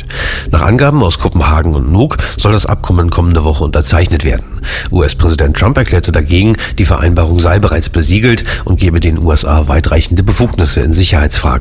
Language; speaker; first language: German; native; German